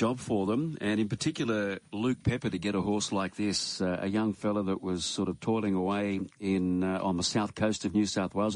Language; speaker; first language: English; native; English